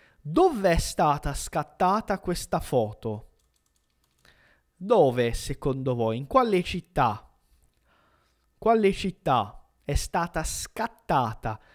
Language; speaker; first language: Italian; non-native, fluent; Portuguese